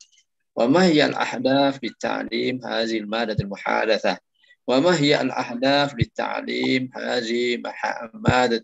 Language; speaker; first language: Arabic; non-native, fluent; Indonesian